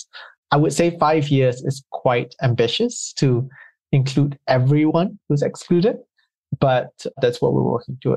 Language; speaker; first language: English; native; English